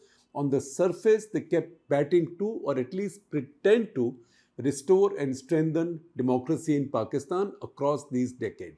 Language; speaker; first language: English; non-native, local second language; Hindi